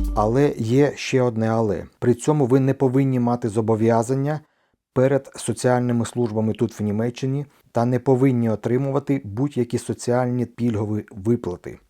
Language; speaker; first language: Ukrainian; non-native, local second language; Russian